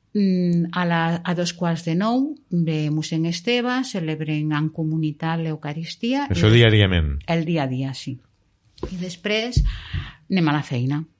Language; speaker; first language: Catalan; non-native, local second language; Spanish